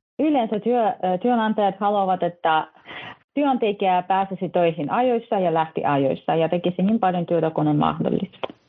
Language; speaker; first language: Finnish; non-native, fluent; Russian